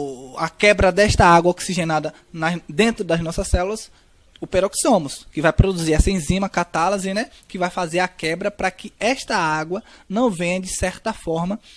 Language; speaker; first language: Portuguese; native; Portuguese